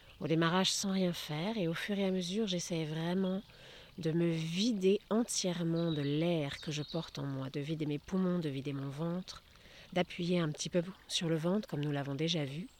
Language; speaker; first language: French; native; French